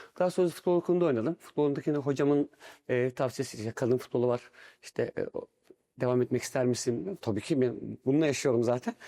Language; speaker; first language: Turkish; native; Turkish